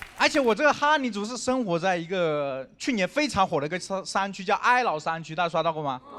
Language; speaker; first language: Chinese; non-native, local second language; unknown